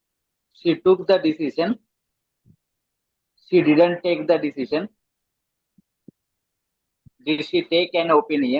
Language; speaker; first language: English; non-native, learner; Telugu